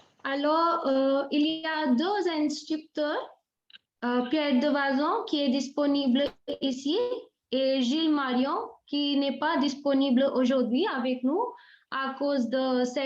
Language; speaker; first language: French; non-native, fluent; Hindi